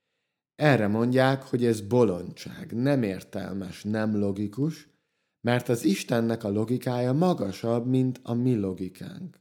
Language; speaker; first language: Hungarian; native; Hungarian